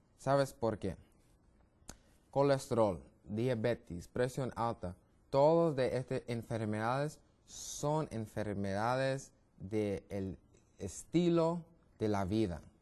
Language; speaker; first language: Spanish; non-native, learner; English